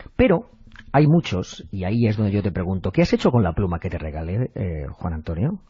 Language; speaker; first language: Spanish; native; Spanish